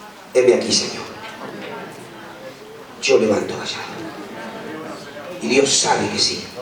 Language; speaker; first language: Spanish; native; Spanish